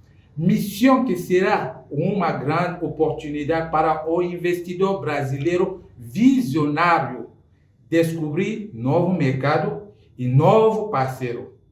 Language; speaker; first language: Portuguese; non-native, fluent; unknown